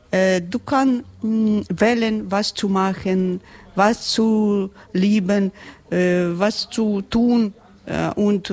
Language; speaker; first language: German; non-native, learner; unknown